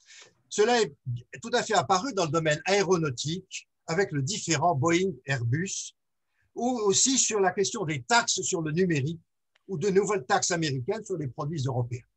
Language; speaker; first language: French; native; French